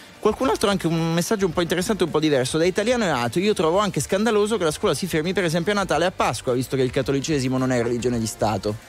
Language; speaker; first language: Italian; native; Italian